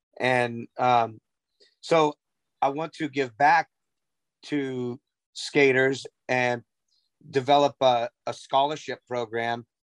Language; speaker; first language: English; native; English